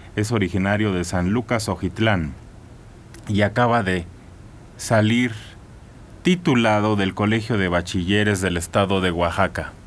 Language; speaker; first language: Spanish; native; Spanish